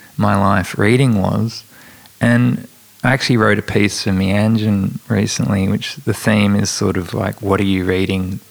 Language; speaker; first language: English; native; English